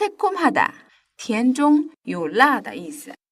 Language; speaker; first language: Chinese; non-native, fluent; Korean